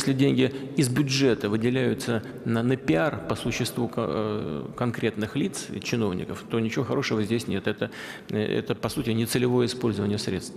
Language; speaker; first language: Russian; native; Russian